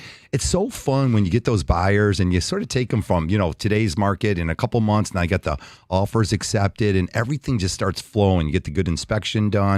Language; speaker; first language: English; native; English